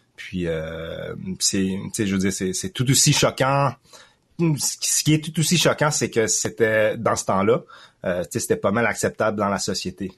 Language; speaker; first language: French; early bilingual, other home language; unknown